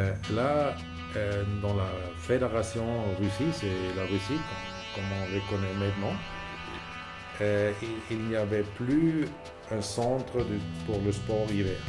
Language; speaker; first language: French; non-native, fluent; German